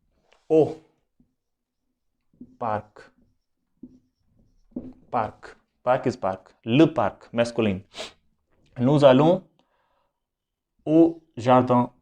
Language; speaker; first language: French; non-native, fluent; Hindi